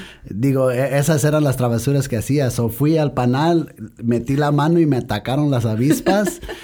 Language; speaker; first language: Spanish; early bilingual, heritage; Spanish